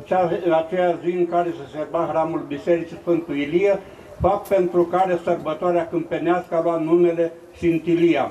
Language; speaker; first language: Romanian; native; Romanian